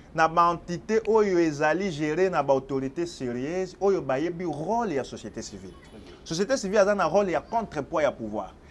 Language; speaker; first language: French; non-native, local second language; Lingala